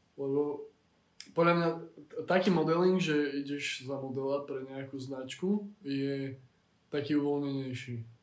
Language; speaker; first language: Slovak; native; Slovak